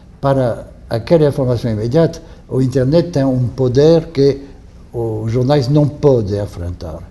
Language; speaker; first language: Portuguese; non-native, fluent; French